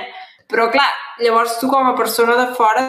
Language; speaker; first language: Catalan; native; Catalan